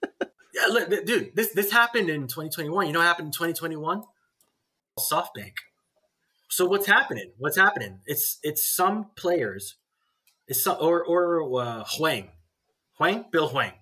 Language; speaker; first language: English; native; English